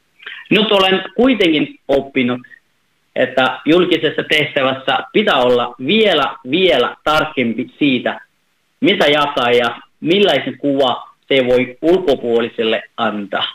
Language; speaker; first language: Finnish; non-native, fluent; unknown